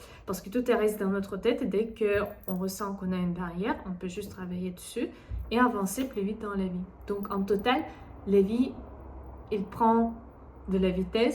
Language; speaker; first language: French; non-native, fluent; Russian